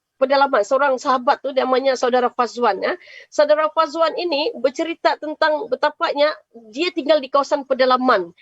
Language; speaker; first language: Malay; native; Malay